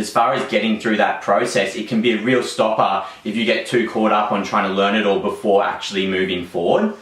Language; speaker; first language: English; native; English